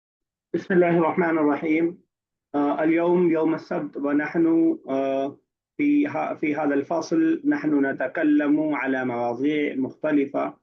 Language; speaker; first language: Arabic; non-native, fluent; Urdu